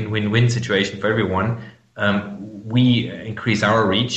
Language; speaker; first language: English; non-native, fluent; German